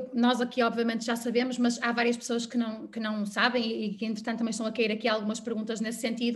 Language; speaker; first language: Portuguese; native; Portuguese